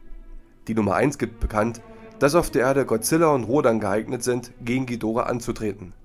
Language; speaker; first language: German; native; German